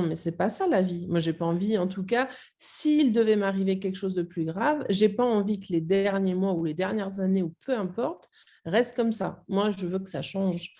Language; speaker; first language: French; native; French